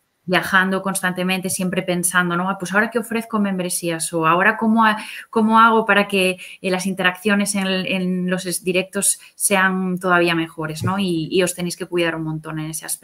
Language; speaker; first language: Spanish; native; Spanish